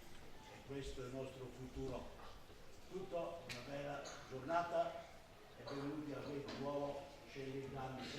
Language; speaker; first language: Italian; non-native, learner; Slovenian